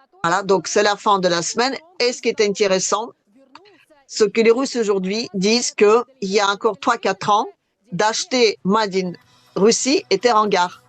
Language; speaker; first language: French; non-native, fluent; Russian